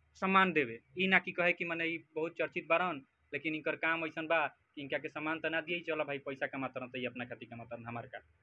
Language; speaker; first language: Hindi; native; Hindi